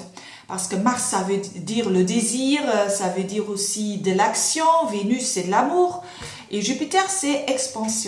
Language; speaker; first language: French; non-native, fluent; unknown